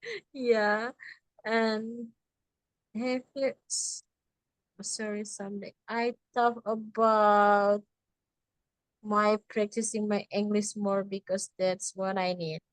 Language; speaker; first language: English; non-native, learner; Indonesian